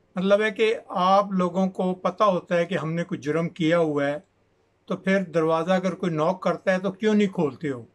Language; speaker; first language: Urdu; native; Urdu